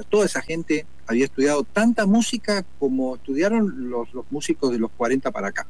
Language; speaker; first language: Spanish; native; Spanish